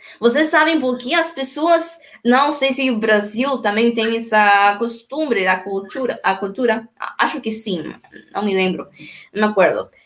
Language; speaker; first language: Portuguese; non-native, learner; Spanish